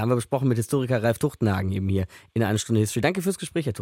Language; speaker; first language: German; native; German